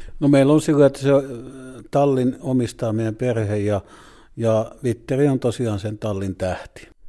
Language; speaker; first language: Finnish; native; Finnish